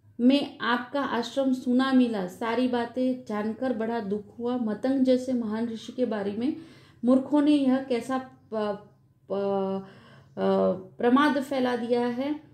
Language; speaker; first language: Hindi; non-native, local second language; Gujarati